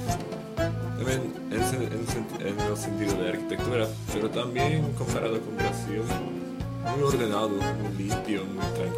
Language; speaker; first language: Spanish; non-native, fluent; Slovak